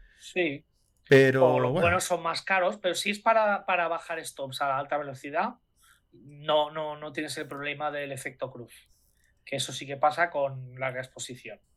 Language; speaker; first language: Spanish; native; Spanish